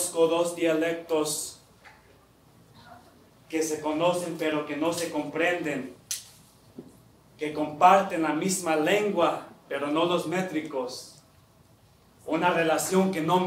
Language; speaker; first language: Spanish; early bilingual, heritage; Spanish